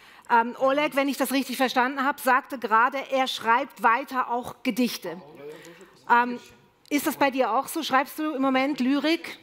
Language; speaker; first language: German; native; German